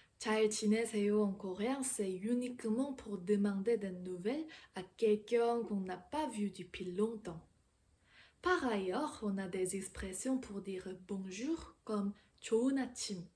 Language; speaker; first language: French; non-native, fluent; Korean